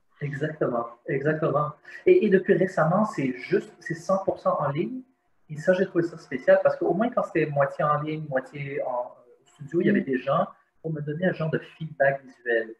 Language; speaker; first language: French; early bilingual, other home language; Arabic